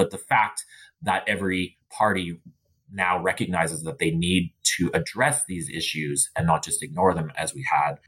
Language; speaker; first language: English; native; English